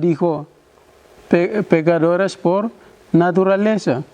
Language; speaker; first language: Spanish; non-native, learner; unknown